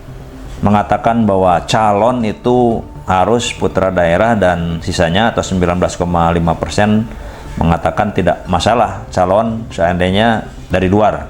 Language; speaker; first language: Indonesian; native; Indonesian